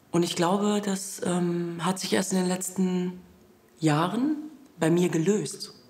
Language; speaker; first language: German; early bilingual, other home language; Kurdish